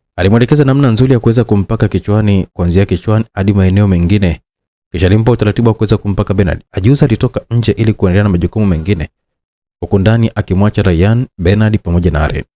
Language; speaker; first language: Swahili; native; Swahili